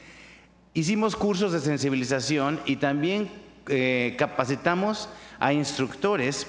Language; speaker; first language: Spanish; native; Spanish